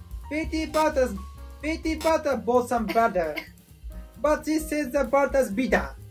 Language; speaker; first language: English; non-native, learner; Japanese